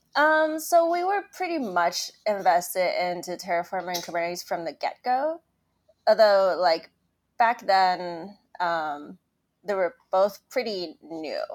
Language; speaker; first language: English; non-native, local second language; Cantonese